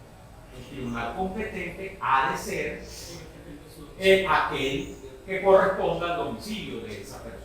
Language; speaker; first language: Spanish; native; Spanish